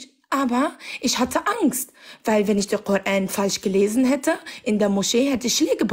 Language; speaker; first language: German; non-native, fluent; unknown